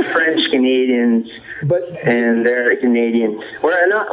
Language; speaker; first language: English; non-native, fluent; French